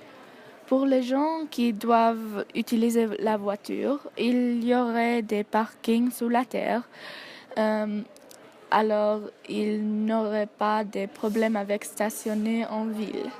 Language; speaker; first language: French; non-native, learner; English